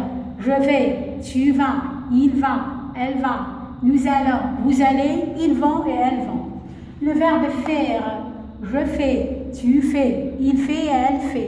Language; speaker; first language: French; non-native, fluent; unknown